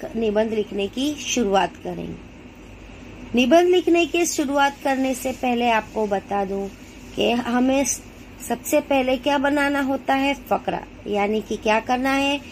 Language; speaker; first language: Hindi; non-native, local second language; Gujarati